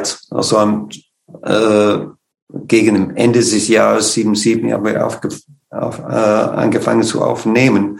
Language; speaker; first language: German; non-native, fluent; English